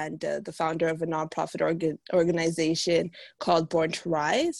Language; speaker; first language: English; native; English